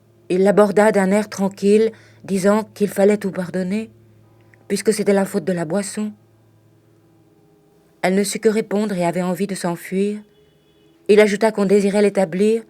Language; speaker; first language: French; native; French